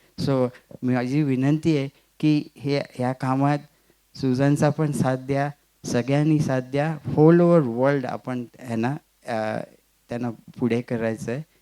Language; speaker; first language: Marathi; non-native, local second language; Gujarati